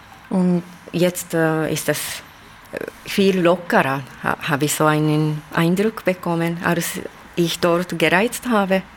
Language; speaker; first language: German; non-native, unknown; Japanese